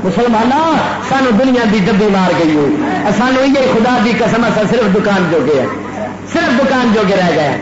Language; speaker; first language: Urdu; native; Urdu